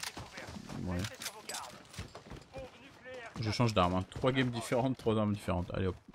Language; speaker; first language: French; native; French